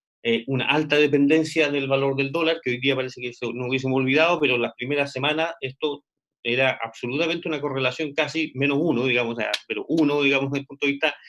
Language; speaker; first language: Spanish; native; Spanish